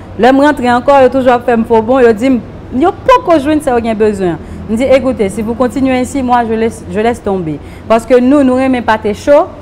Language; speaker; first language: French; non-native, local second language; Haitian Creole